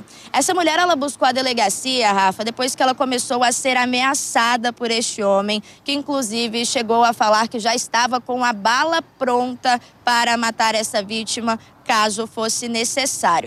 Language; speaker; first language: Portuguese; native; Portuguese